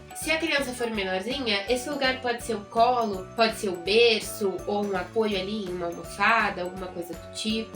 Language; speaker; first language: Portuguese; native; Portuguese